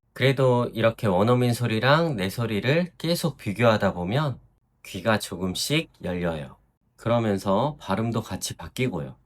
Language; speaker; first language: Korean; native; Korean